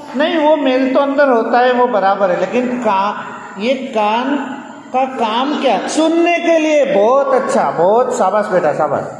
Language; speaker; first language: Hindi; non-native, local second language; Gujarati